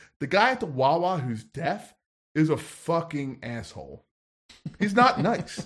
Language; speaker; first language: English; native; English